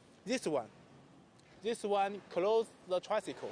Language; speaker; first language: English; non-native, learner; Chinese